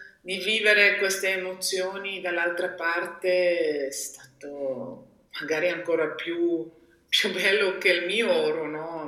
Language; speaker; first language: Italian; non-native, local second language; German